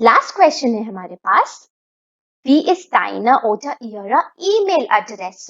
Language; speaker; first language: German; non-native, fluent; Hindi